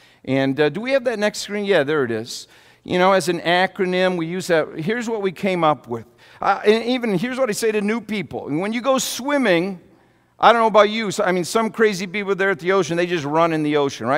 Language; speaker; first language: English; native; English